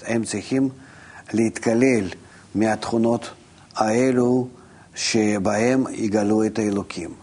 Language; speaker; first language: Hebrew; non-native, fluent; Russian